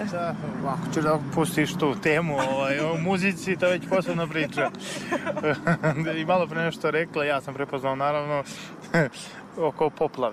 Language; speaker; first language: Serbian; native; Serbian